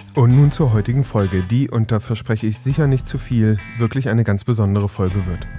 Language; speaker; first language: German; early bilingual, other home language; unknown